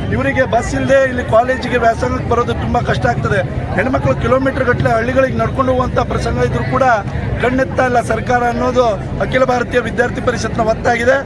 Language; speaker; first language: Kannada; native; Kannada